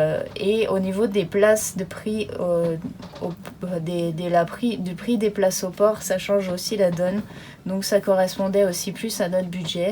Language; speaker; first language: French; native; French